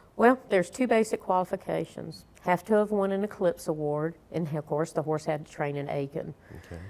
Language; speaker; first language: English; native; English